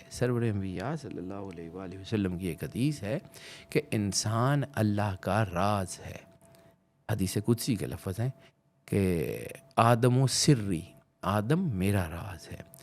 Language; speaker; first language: Urdu; non-native, local second language; Punjabi